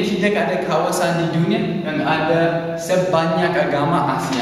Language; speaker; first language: Indonesian; non-native, learner; English